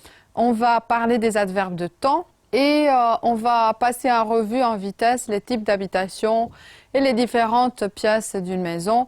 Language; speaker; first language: French; non-native, fluent; Romanian